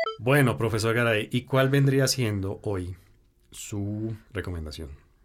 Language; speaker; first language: Spanish; native; Spanish